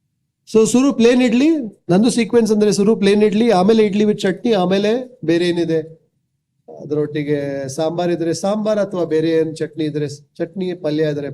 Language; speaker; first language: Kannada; non-native, local second language; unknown